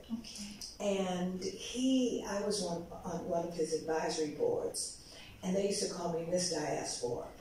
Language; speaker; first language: English; native; English